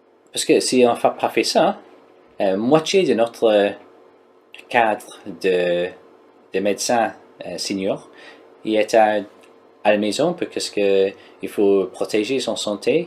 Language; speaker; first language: French; non-native, learner; English